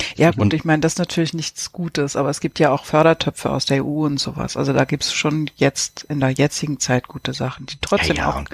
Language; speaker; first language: German; native; German